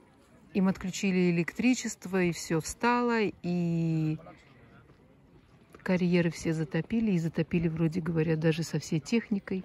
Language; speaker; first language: Russian; native; Russian